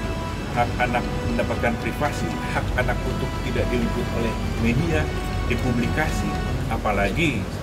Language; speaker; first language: Indonesian; native; Indonesian